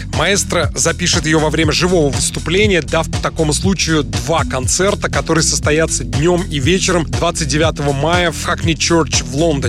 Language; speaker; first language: Russian; native; Russian